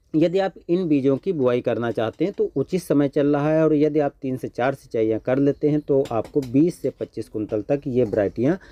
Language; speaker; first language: Hindi; native; Hindi